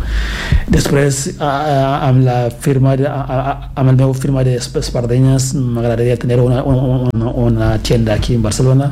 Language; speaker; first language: Catalan; non-native, fluent; Fula